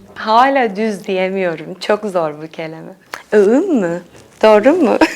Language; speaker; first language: Turkish; non-native, fluent; Persian